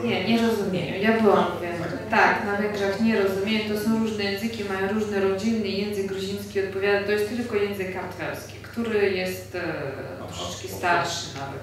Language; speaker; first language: Polish; non-native, fluent; Georgian